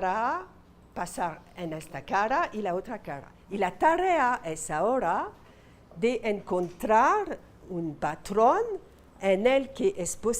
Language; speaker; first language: Spanish; non-native, fluent; French